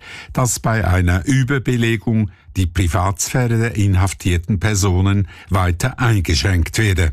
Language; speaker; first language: German; native; German